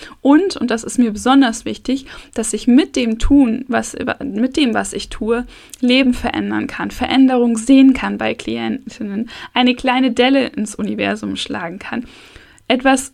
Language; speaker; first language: German; native; German